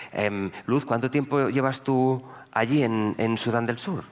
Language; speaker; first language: Spanish; native; Spanish